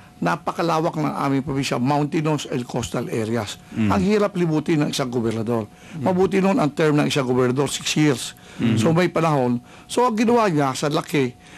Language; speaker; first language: Filipino; non-native, local second language; Bikol